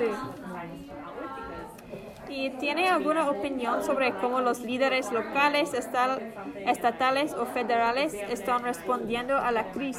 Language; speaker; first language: Spanish; non-native, learner; English